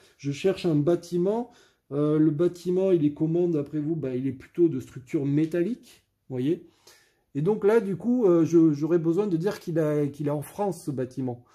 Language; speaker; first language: French; native; French